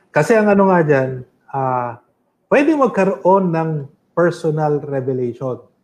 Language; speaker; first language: Filipino; native; Filipino